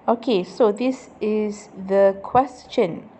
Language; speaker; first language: English; non-native, local second language; Malay